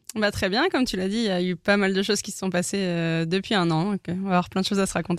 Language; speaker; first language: French; native; French